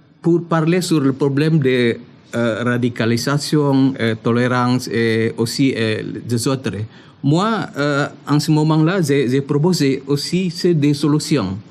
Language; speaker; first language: French; non-native, fluent; Indonesian